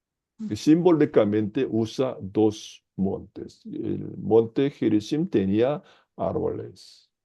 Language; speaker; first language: Spanish; non-native, fluent; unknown